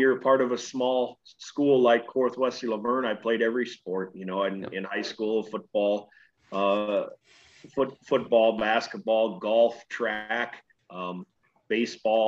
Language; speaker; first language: English; native; English